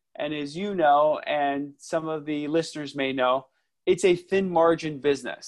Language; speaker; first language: English; native; English